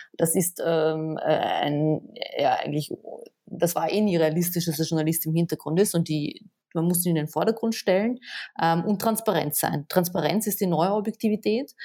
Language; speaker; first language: German; native; German